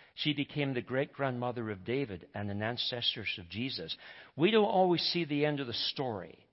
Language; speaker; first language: English; native; English